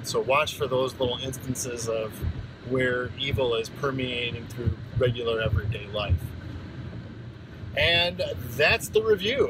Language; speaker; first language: English; native; English